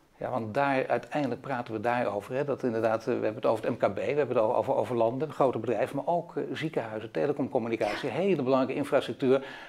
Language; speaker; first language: Dutch; native; Dutch